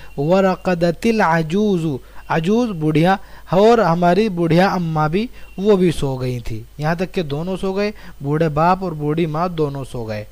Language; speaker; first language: Urdu; native; Urdu